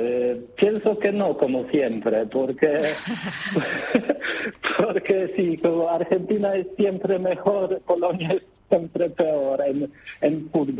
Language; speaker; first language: Spanish; non-native, learner; Polish